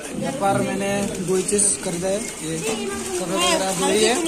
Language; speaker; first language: Hindi; non-native, local second language; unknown